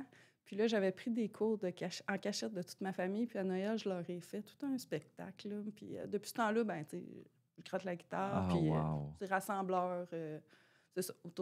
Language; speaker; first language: French; native; French